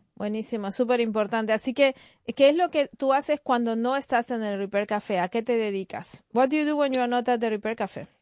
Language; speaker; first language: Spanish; native; Spanish